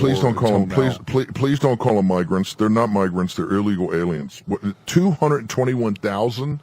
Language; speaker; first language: English; native; English